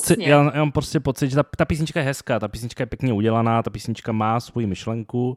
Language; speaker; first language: Czech; native; Czech